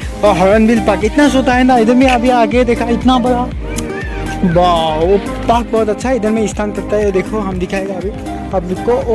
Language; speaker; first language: Hindi; non-native, local second language; Assamese